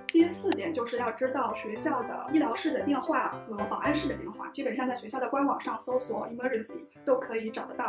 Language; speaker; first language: Chinese; native; Chinese